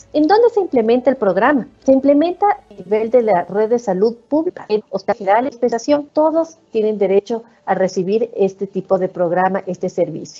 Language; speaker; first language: Spanish; native; Spanish